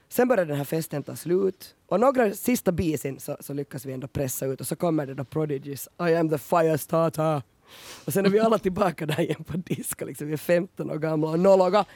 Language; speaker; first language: Swedish; native; Swedish